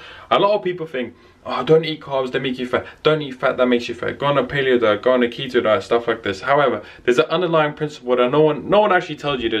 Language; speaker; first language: English; native; English